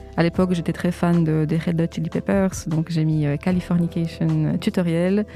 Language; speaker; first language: French; early bilingual, other home language; Portuguese